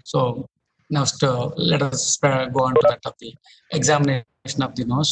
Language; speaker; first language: English; non-native, local second language; Telugu